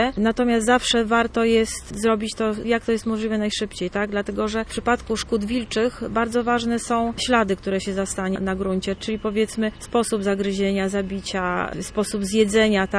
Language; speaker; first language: Polish; native; Polish